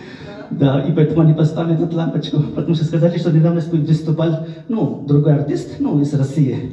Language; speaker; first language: Russian; non-native, fluent; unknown